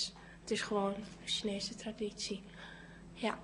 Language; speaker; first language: Dutch; early bilingual, other home language; Cantonese